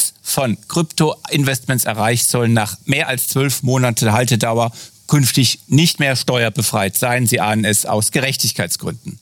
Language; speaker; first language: German; native; German